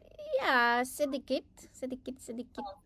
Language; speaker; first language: Indonesian; non-native, learner; English